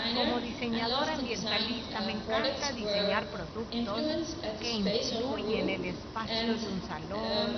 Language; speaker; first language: Spanish; non-native, fluent; Dutch